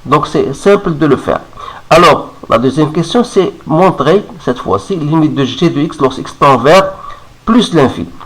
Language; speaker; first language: French; non-native, local second language; Arabic